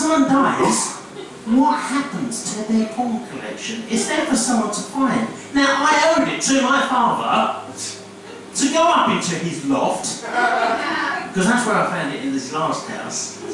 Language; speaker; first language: English; native; English